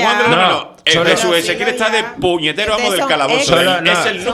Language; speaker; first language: Spanish; native; Spanish